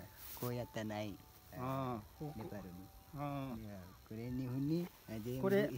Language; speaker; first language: Japanese; non-native, learner; Nepali